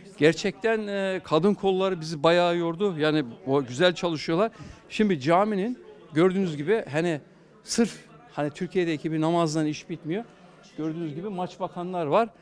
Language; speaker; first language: Turkish; native; Turkish